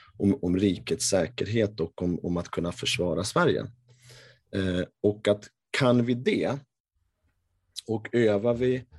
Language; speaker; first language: Swedish; native; Swedish